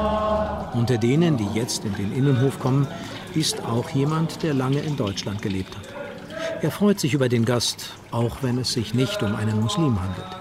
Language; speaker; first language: German; native; German